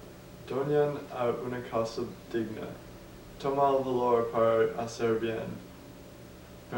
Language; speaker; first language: Spanish; non-native, learner; English